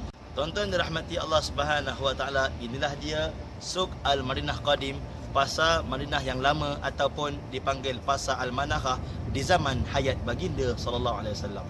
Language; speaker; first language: Malay; native; Malay